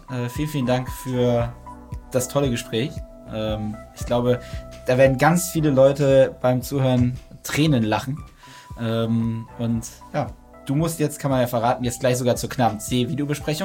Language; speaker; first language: German; native; German